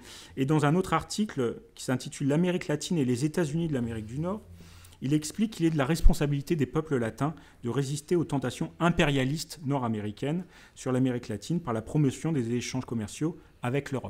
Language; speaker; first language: French; native; French